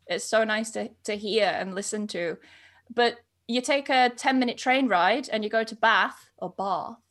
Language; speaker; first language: English; native; English